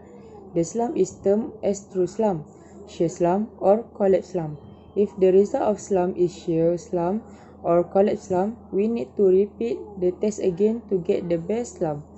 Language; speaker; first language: English; non-native, learner; Malay